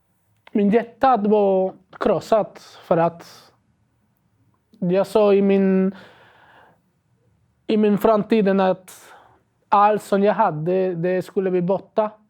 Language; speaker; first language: Swedish; non-native, learner; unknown